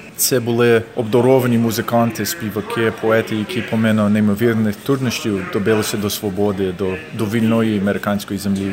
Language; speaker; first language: Ukrainian; early bilingual, heritage; Ukrainian